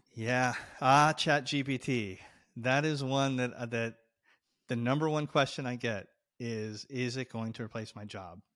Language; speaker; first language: English; native; English